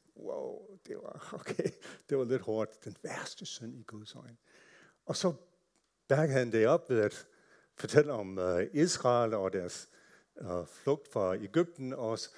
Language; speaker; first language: Danish; non-native, fluent; English